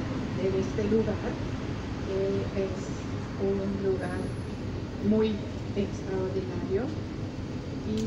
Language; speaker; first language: Spanish; non-native, fluent; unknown